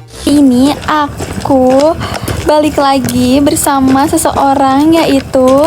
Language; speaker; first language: Indonesian; native; Indonesian